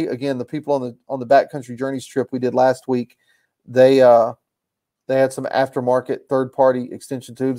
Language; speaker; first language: English; native; English